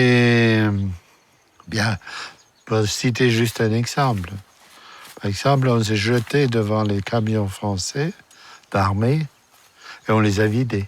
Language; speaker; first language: French; non-native, fluent; German